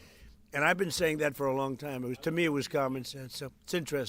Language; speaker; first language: English; native; English